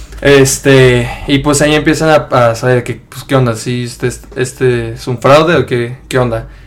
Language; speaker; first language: Spanish; early bilingual, heritage; Spanish